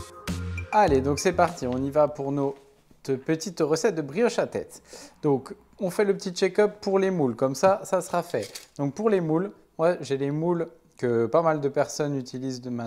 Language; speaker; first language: French; native; French